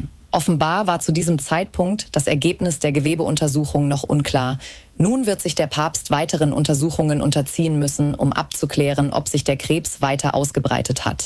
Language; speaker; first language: German; native; German